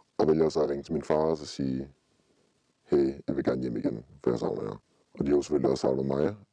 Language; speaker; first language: Danish; early bilingual, other home language; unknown